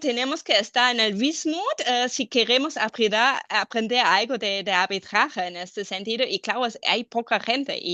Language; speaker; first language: Spanish; non-native, fluent; German